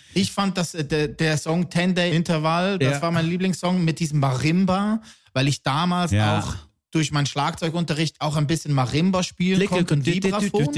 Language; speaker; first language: German; native; German